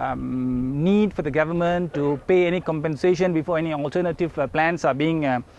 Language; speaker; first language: English; non-native, local second language; Tamil